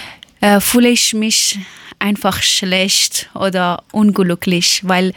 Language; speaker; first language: German; non-native, learner; Persian